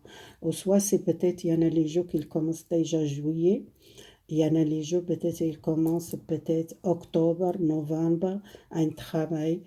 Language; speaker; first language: French; non-native, fluent; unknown